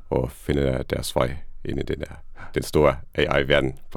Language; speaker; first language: Danish; non-native, fluent; Luxembourgish